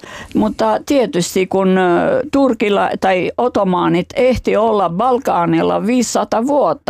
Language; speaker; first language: Finnish; non-native, fluent; Albanian